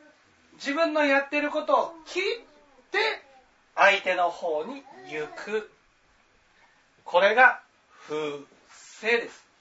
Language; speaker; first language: Japanese; native; Japanese